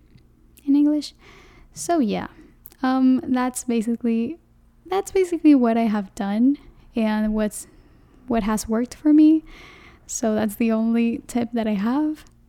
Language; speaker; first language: English; non-native, fluent; Spanish